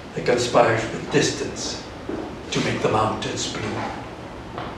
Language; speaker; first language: English; early bilingual, other home language; Spanish